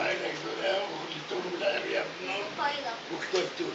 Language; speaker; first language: Hebrew; non-native, learner; Arabic